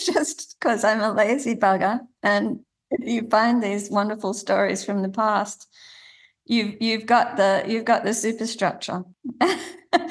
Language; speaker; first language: English; native; English